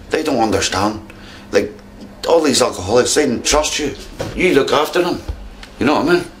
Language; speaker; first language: English; native; English